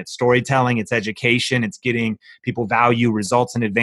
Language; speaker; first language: English; native; English